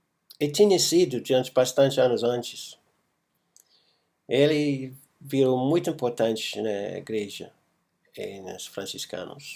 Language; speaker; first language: Portuguese; non-native, fluent; English